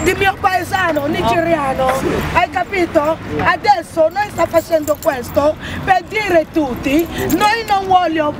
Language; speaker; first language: Italian; non-native, learner; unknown